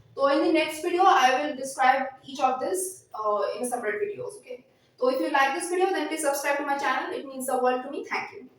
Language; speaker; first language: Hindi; non-native, local second language; Bangla